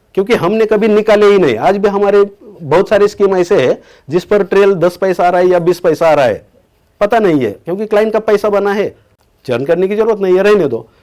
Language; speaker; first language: Hindi; non-native, local second language; Marathi